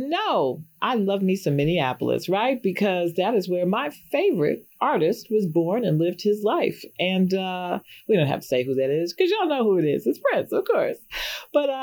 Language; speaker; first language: English; native; English